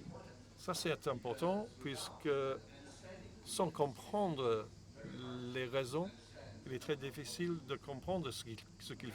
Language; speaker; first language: French; non-native, fluent; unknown